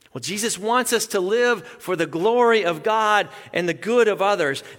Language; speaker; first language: English; native; English